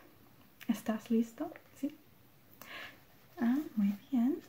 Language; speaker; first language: Spanish; non-native, learner; English